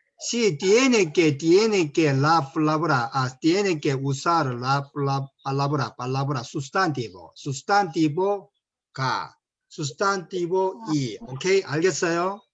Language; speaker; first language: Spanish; non-native, learner; Korean